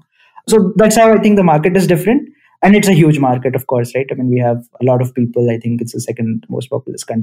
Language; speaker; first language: English; non-native, local second language; Hindi